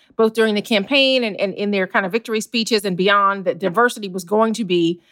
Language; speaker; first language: English; native; English